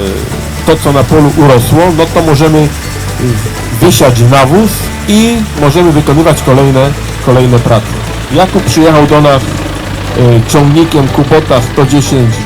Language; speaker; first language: Polish; native; Polish